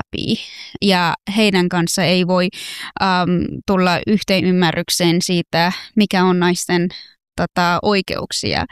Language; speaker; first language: Finnish; non-native, fluent; Persian